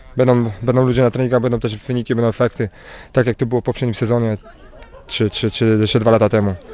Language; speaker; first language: Polish; native; Polish